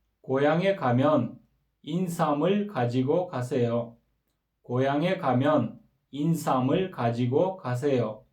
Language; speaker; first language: Korean; non-native, fluent; Kyrgyz